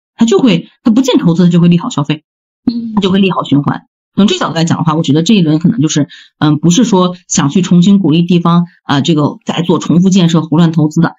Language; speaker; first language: Chinese; native; Chinese